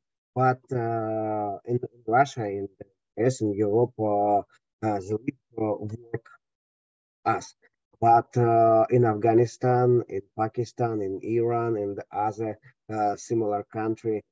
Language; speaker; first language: English; non-native, learner; Russian